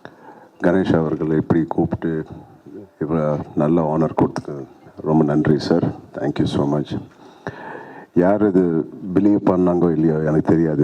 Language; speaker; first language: Tamil; non-native, local second language; Telugu